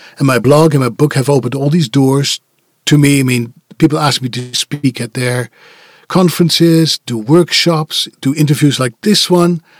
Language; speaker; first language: English; non-native, fluent; Dutch